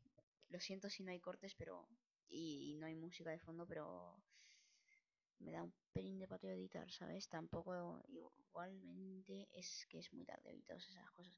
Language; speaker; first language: Spanish; native; Spanish